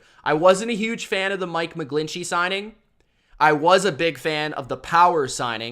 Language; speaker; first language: English; native; English